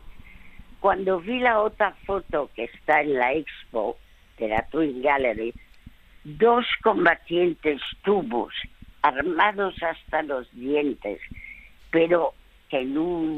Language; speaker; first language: Spanish; early bilingual, other home language; French